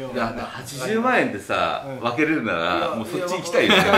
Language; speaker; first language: Japanese; native; Japanese